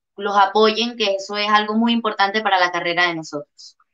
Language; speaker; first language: Spanish; native; Spanish